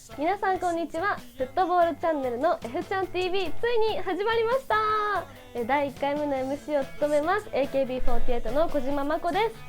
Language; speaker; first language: Japanese; native; Japanese